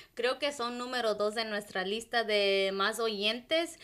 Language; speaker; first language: Spanish; non-native, local second language; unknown